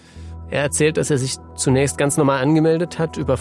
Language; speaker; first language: German; native; German